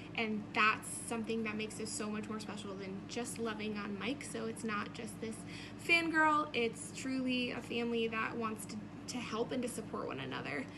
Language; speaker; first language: English; native; English